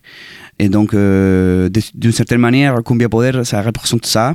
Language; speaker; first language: French; non-native, fluent; Spanish